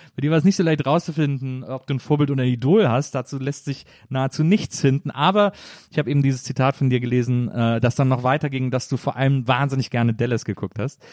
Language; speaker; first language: German; native; German